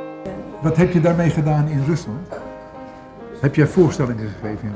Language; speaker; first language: Dutch; native; Dutch